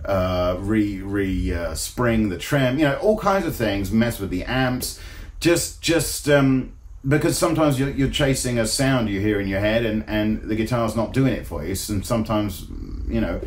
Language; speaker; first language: English; native; English